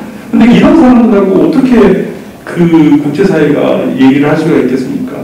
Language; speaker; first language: Korean; native; Korean